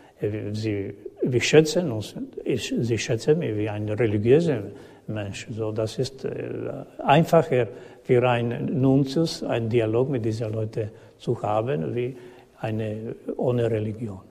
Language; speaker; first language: German; non-native, learner; Croatian